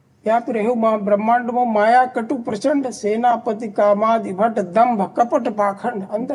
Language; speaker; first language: Hindi; native; Hindi